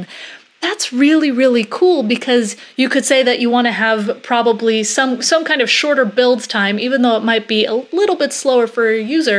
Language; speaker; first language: English; native; English